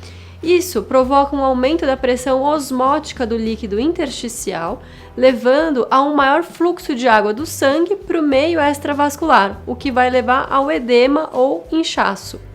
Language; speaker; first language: Portuguese; native; Portuguese